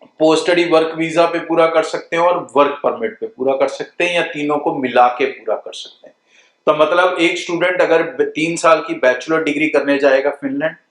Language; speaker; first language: Hindi; non-native, local second language; Punjabi